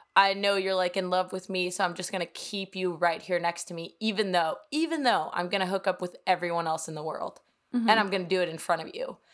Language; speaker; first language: English; non-native, fluent; Danish